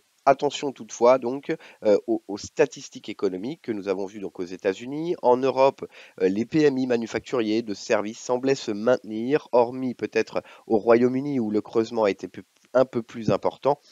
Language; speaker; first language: French; native; French